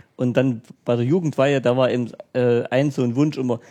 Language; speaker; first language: German; native; German